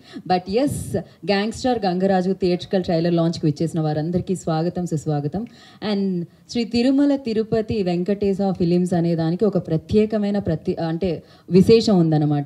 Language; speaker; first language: Telugu; native; Telugu